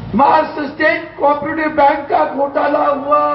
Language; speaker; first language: Hindi; non-native, local second language; Marathi